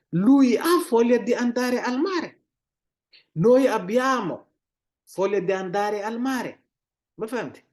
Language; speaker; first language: Italian; non-native, learner; Somali